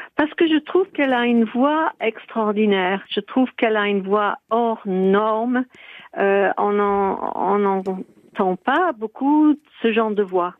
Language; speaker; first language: French; non-native, fluent; English